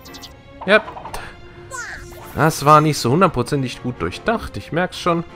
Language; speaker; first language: German; native; German